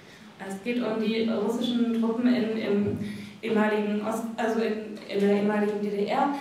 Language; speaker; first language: German; native; German